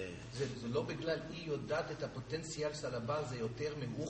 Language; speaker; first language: Hebrew; non-native, fluent; English